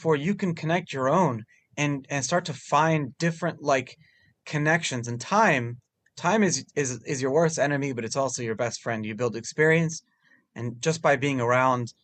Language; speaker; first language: English; early bilingual, other home language; Hebrew